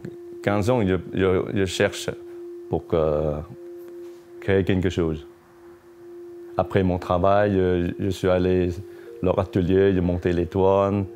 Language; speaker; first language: French; non-native, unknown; Chinese